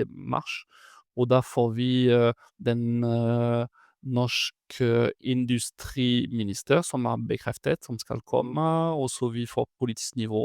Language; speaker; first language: Norwegian; non-native, fluent; French